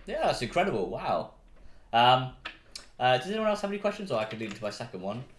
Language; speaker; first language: English; native; English